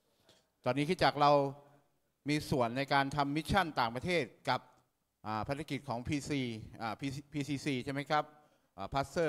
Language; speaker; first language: Thai; native; Thai